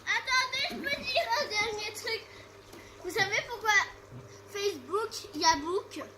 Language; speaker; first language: French; native; French